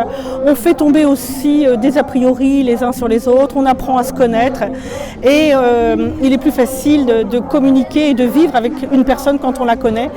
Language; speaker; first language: French; native; French